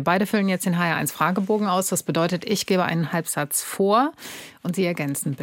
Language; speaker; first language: German; native; German